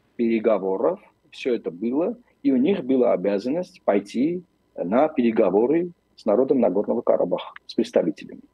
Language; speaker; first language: Russian; non-native, local second language; Armenian